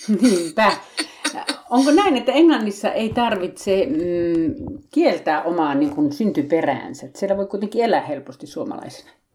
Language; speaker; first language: Finnish; native; Finnish